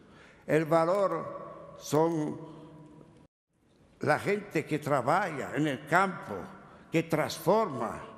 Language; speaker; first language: Spanish; non-native, learner; Italian